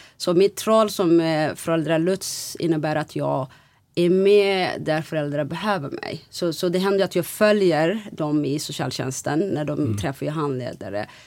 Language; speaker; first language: Swedish; non-native, fluent; Somali